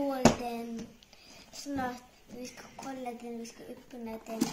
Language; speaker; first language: Swedish; non-native, learner; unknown